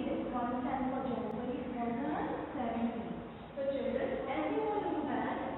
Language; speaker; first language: English; non-native, local second language; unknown